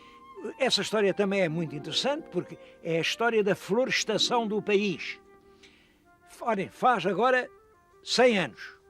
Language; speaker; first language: Portuguese; native; Portuguese